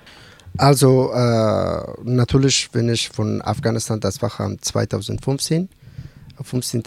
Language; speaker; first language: German; non-native, learner; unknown